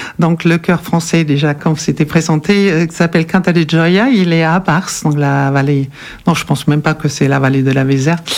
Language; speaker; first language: French; non-native, fluent; German